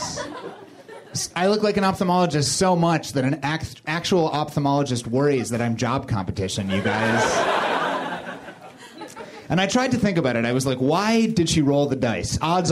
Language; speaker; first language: English; native; English